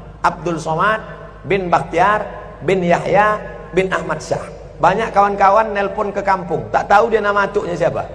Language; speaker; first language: Indonesian; native; Indonesian